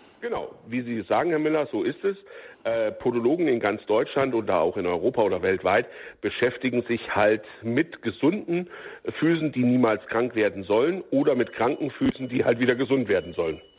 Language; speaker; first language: German; native; German